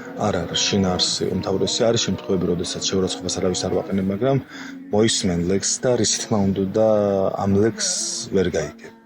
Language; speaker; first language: Georgian; non-native, local second language; Mingrelian